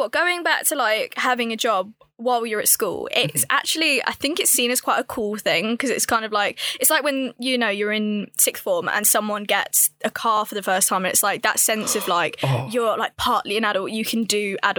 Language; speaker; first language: English; native; English